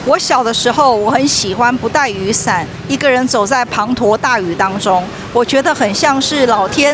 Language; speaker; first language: Chinese; native; Chinese